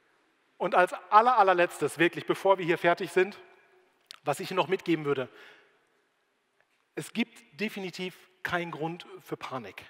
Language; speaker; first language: German; native; German